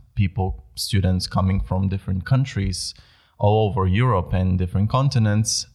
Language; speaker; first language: English; non-native, fluent; Bulgarian